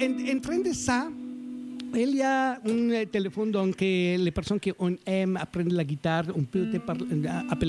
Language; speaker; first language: French; non-native, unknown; Spanish